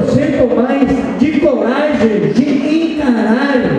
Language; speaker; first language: Portuguese; non-native, local second language; Spanish